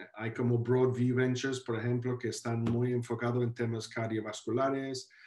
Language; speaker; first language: Spanish; non-native, fluent; Welsh